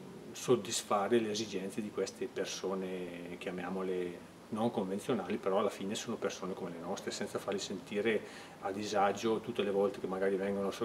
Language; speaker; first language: Italian; native; Italian